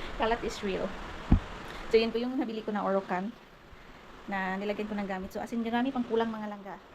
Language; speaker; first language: Filipino; non-native, local second language; Cebuano